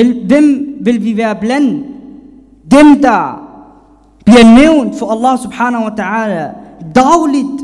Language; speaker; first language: Danish; non-native, fluent; Arabic